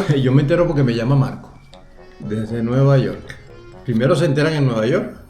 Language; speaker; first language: Spanish; native; Spanish